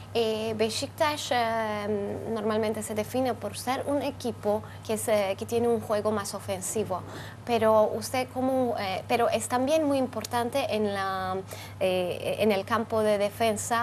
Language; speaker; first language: Spanish; non-native, fluent; Turkish